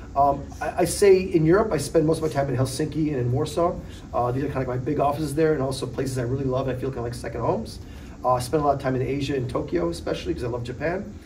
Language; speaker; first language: English; early bilingual, other home language; Polish